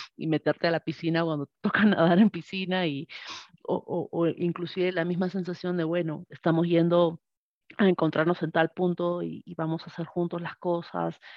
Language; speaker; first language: Spanish; native; Spanish